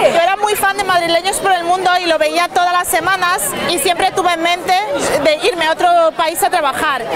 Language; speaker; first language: Spanish; native; Spanish